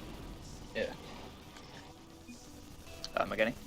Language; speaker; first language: Welsh; non-native, local second language; English